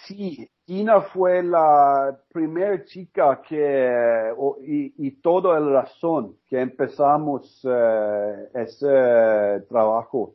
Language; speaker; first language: Spanish; non-native, learner; Norwegian